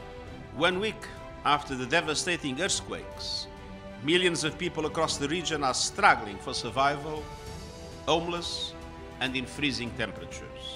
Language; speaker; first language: English; non-native, fluent; Portuguese